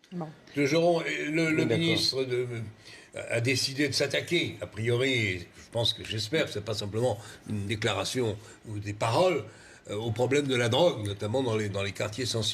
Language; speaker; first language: French; native; French